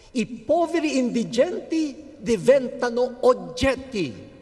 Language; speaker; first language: Italian; non-native, fluent; Filipino